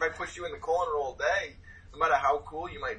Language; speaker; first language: English; native; English